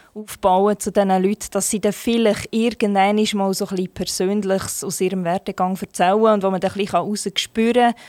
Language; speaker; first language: German; non-native, fluent; Turkish